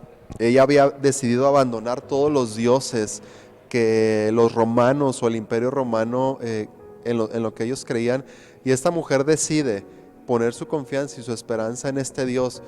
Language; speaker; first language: Spanish; native; Spanish